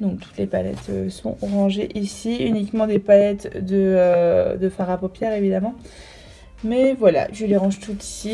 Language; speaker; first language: French; native; French